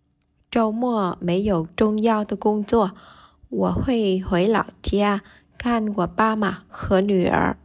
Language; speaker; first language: Chinese; non-native, learner; Vietnamese